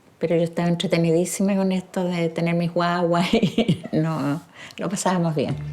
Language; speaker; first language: Spanish; native; Spanish